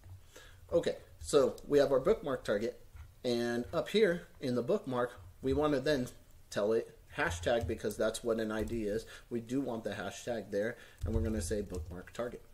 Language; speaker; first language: English; native; English